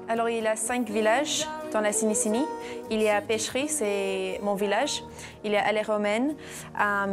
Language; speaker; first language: French; non-native, learner; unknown